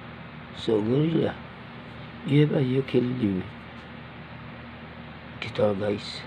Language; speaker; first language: English; non-native, learner; Filipino